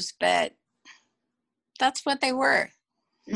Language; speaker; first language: English; native; English